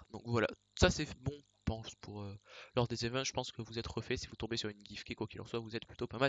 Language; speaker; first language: French; native; French